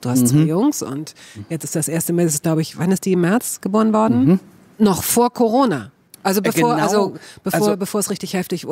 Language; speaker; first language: German; native; German